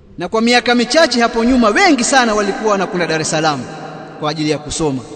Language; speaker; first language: Swahili; native; Swahili